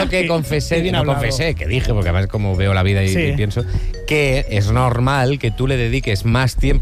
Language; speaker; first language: Spanish; native; Spanish